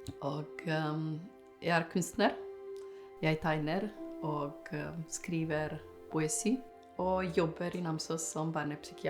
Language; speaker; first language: Norwegian; non-native, fluent; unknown